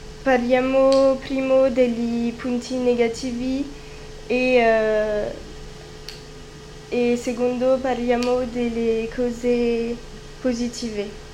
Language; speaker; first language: Italian; non-native, learner; French